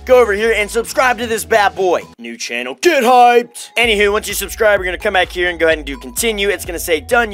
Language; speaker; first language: English; native; English